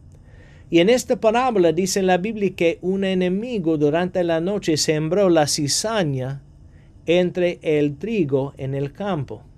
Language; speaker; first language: Spanish; non-native, fluent; English